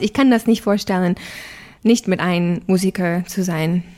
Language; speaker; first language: German; non-native, fluent; English